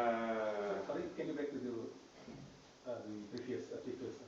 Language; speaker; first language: English; non-native, learner; Indonesian